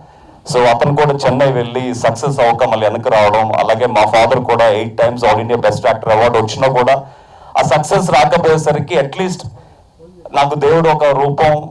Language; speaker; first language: Telugu; native; Telugu